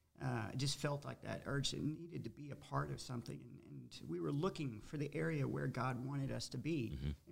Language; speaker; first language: English; native; English